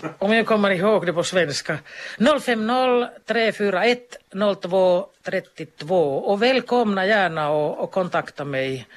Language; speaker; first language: Swedish; non-native, local second language; Finnish